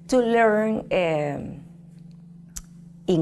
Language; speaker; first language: English; non-native, learner; Spanish